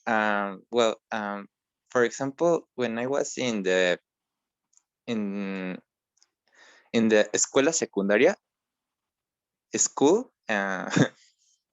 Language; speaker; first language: English; non-native, learner; Spanish